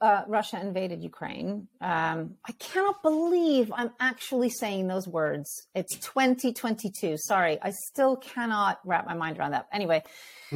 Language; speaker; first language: English; early bilingual, other home language; Ukrainian